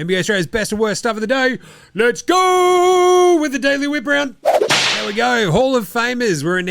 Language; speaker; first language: English; native; English